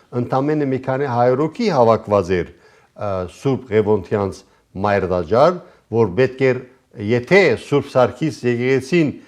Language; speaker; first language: Armenian; native; Armenian